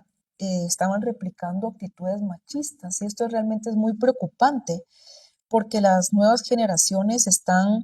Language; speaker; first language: Spanish; native; Spanish